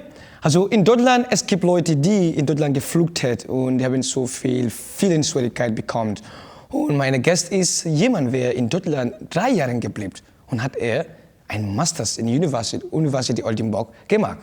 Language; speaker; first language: German; non-native, learner; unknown